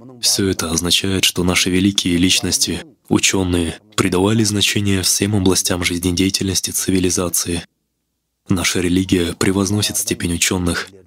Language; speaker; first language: Russian; non-native, local second language; Kazakh